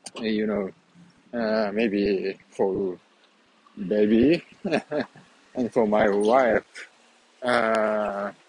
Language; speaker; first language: English; non-native, fluent; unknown